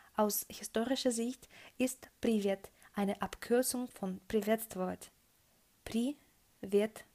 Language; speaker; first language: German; non-native, fluent; Russian